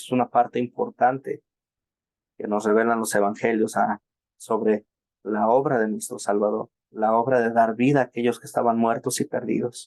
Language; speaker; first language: Spanish; native; Spanish